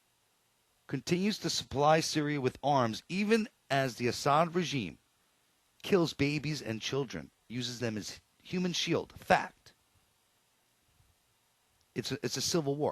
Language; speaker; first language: English; native; English